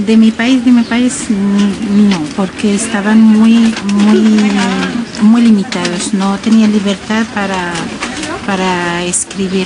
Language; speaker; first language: Spanish; non-native, fluent; Arabic